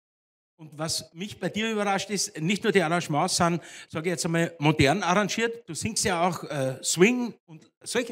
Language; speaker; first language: German; native; German